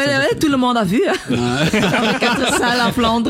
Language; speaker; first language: French; non-native, local second language; Dutch